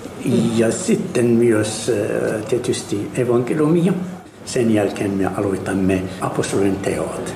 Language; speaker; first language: Finnish; non-native, learner; Arabic